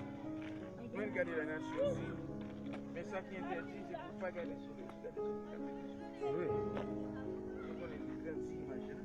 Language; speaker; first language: French; non-native, local second language; Haitian Creole